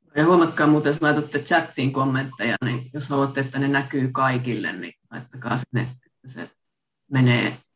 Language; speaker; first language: Finnish; native; Finnish